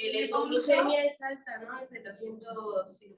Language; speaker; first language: Spanish; native; Spanish